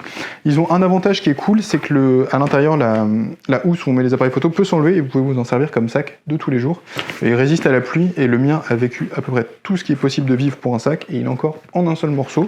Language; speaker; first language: French; native; French